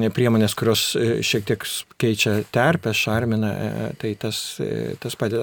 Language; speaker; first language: Lithuanian; native; Lithuanian